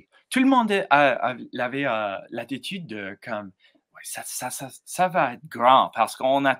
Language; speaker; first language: French; non-native, learner; English